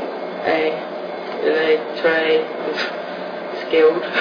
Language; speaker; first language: French; non-native, learner; English